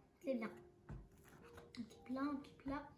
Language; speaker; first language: French; native; French